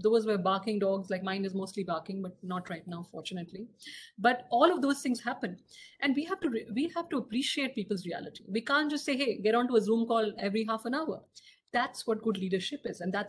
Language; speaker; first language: English; non-native, local second language; Hindi